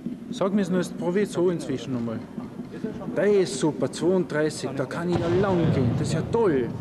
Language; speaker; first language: German; native; German